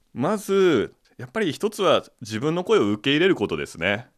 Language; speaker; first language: Japanese; native; Japanese